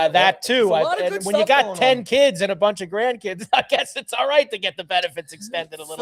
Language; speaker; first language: English; native; English